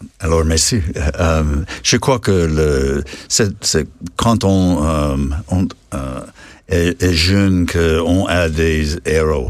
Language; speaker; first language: French; non-native, learner; English